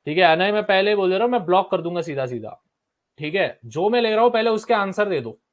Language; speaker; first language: Hindi; non-native, local second language; Marathi